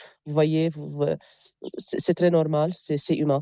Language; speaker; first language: French; non-native, local second language; Arabic